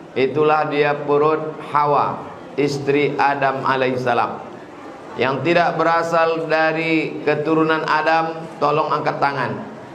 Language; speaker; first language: Indonesian; native; Indonesian